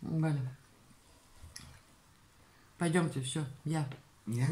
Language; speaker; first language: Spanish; non-native, learner; Russian